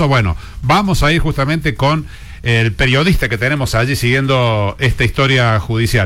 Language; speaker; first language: Spanish; native; Spanish